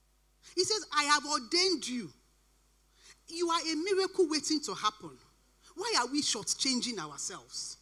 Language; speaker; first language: English; non-native, local second language; Yoruba